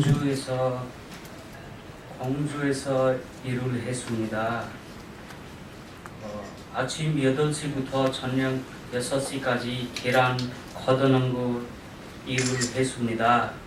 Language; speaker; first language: Korean; non-native, learner; Nepali